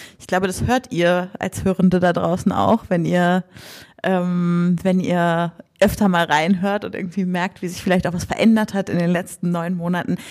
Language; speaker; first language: German; native; German